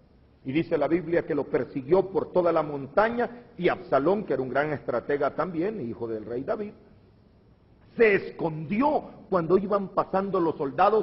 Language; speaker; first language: Spanish; native; Spanish